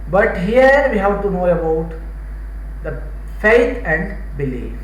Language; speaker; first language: English; non-native, local second language; Kannada